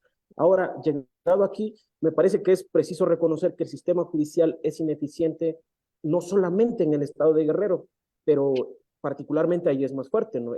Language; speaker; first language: Spanish; native; Spanish